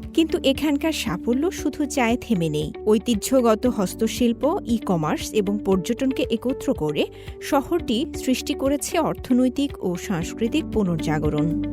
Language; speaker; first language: Bangla; native; Bangla